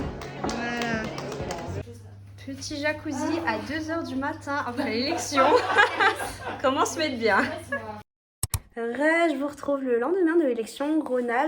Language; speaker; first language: French; native; French